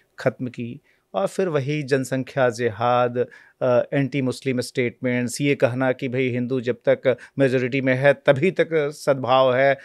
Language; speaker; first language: Hindi; native; Hindi